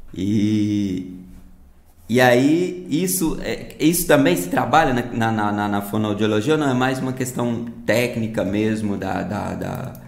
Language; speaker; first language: Portuguese; non-native, fluent; Korean